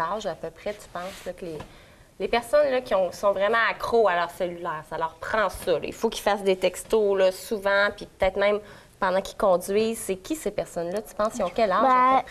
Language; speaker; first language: French; native; French